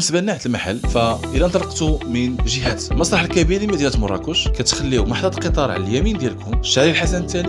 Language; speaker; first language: Arabic; native; Arabic